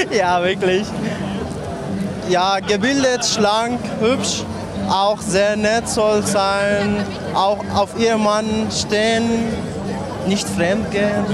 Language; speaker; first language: German; non-native, learner; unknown